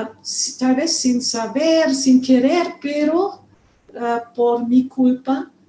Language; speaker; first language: Spanish; non-native, fluent; German